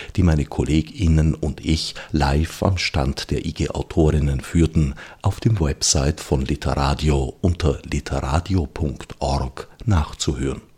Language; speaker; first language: German; native; German